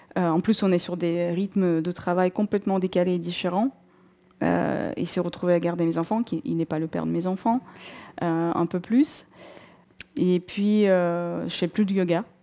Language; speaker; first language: French; non-native, fluent; Russian